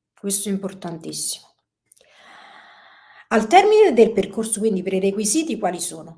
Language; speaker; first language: Italian; native; Italian